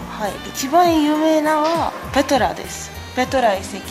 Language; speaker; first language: Japanese; non-native, learner; Arabic